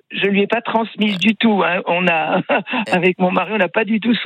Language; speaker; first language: French; native; French